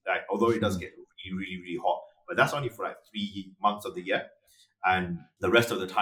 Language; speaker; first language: English; native; English